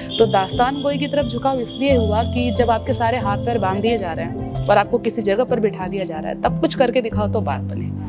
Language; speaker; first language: Hindi; native; Hindi